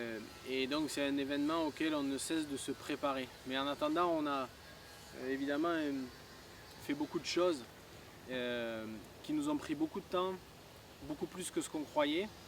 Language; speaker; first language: French; native; French